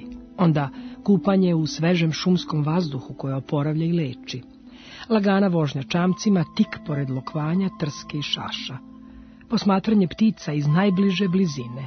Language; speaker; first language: Serbian; native; Serbian